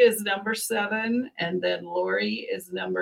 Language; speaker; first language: English; native; English